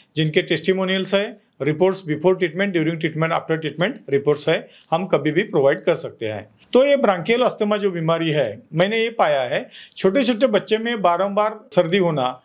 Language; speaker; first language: Hindi; non-native, local second language; Marathi